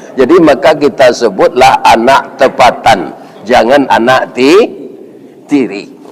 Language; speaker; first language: Malay; non-native, local second language; Minangkabau